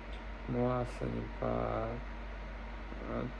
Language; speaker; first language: French; non-native, learner; Russian